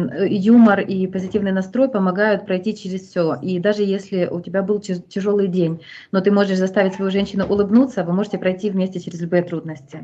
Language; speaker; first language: Russian; native; Russian